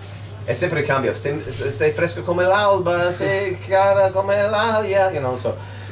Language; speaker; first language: Italian; non-native, learner; English